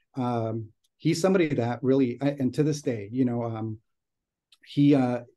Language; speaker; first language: English; native; English